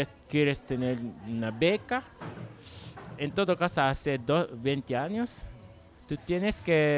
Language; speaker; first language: Spanish; non-native, learner; Japanese